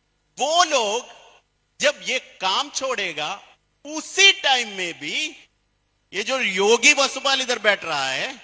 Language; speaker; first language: Hindi; non-native, fluent; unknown